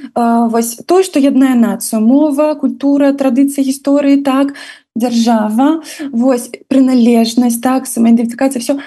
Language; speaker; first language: Belarusian; non-native, local second language; Russian